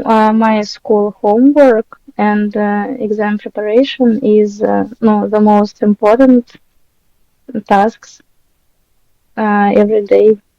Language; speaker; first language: English; non-native, learner; Russian